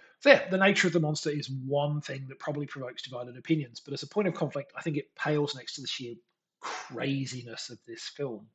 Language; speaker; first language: English; native; English